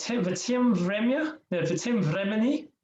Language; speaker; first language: Russian; non-native, learner; English